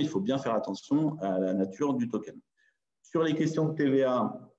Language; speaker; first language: French; native; French